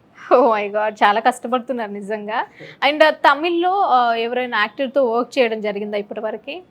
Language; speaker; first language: Telugu; native; Telugu